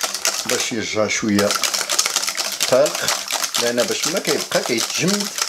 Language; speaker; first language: Arabic; native; Arabic